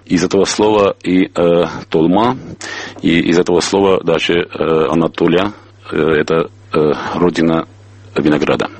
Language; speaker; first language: Russian; non-native, local second language; Armenian